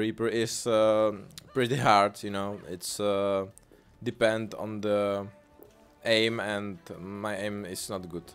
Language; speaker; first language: English; non-native, learner; Czech